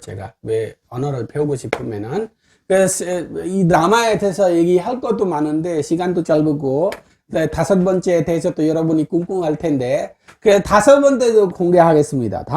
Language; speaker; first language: Korean; non-native, fluent; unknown